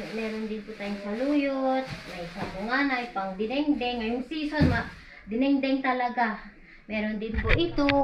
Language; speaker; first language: Filipino; non-native, local second language; Iloko